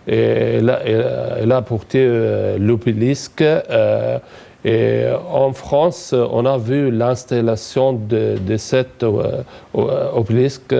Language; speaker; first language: French; non-native, fluent; Arabic